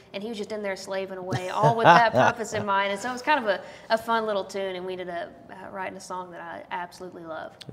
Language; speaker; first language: English; native; English